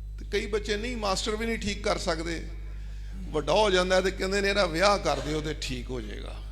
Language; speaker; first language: Urdu; non-native, local second language; Punjabi